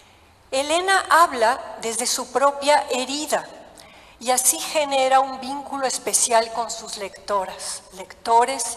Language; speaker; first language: Spanish; native; Spanish